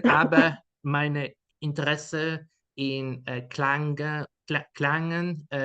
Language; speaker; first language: German; non-native, learner; Dutch